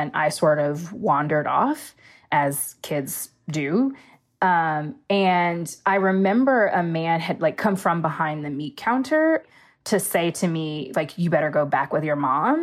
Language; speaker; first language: English; native; English